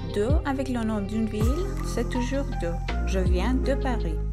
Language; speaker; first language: French; non-native, fluent; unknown